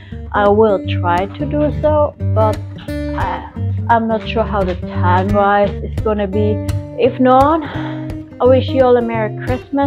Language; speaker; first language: English; non-native, fluent; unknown